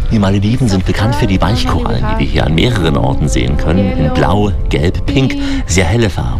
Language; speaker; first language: German; native; German